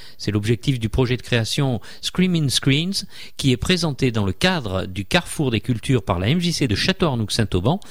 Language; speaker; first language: French; native; French